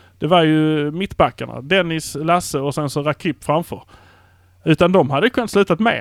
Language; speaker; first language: Swedish; native; Swedish